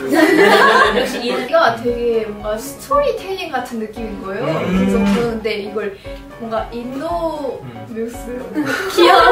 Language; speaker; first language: Korean; non-native, fluent; Malayalam